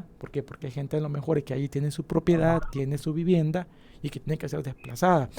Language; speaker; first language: Spanish; native; Spanish